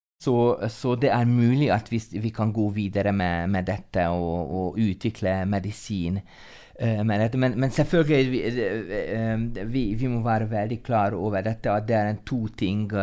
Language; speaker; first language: Norwegian; non-native, fluent; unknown